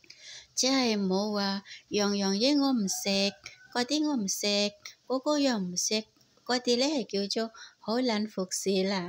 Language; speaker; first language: Cantonese; non-native, fluent; Indonesian